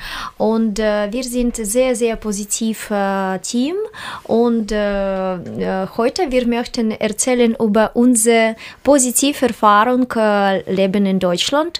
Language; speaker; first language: German; non-native, learner; Russian